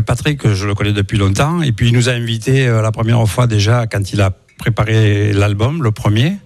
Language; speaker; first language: French; native; French